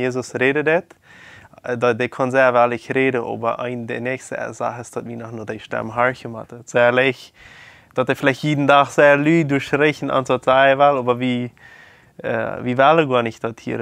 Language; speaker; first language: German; non-native, local second language; Plautdietsch